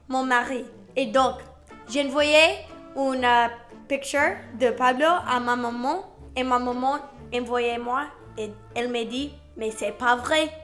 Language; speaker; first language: French; non-native, learner; English